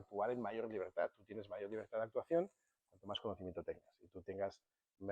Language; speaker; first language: Spanish; native; Spanish